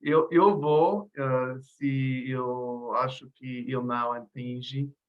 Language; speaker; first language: Portuguese; non-native, learner; English